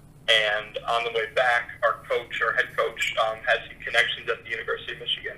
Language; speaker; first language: English; native; English